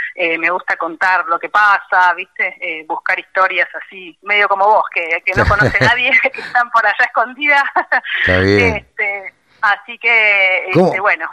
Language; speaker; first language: Spanish; native; Spanish